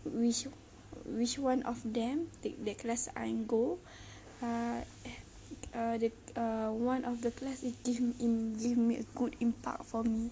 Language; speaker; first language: English; non-native, learner; Malay